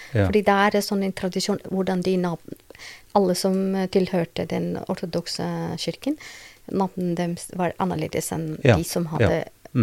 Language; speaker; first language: Norwegian; non-native, learner; Albanian